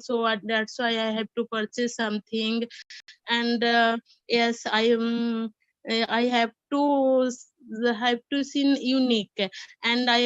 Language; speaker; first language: English; non-native, learner; Hindi